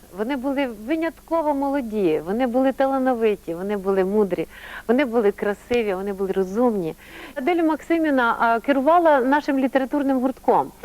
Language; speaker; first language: Ukrainian; native; Ukrainian